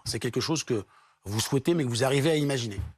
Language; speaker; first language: French; native; French